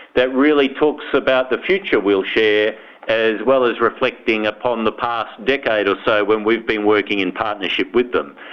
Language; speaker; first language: English; native; English